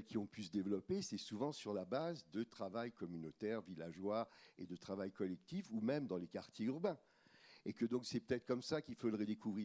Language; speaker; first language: French; native; French